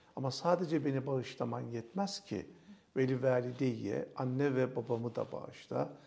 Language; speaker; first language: Turkish; native; Turkish